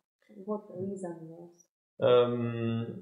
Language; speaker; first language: English; non-native, fluent; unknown